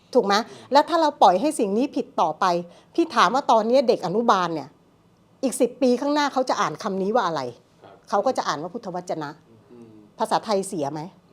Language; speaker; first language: Thai; native; Thai